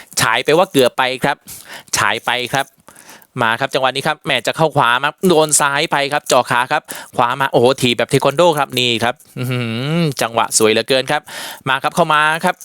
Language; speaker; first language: Thai; native; Thai